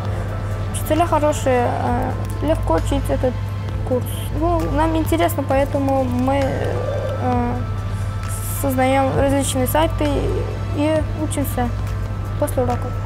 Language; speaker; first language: Russian; non-native, local second language; Uzbek